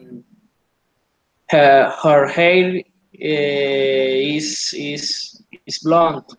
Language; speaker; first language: English; non-native, learner; Spanish